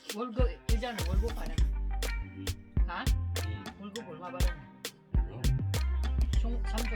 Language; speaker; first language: Korean; non-native, learner; Cebuano